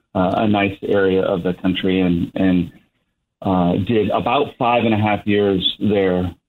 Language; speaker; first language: English; native; English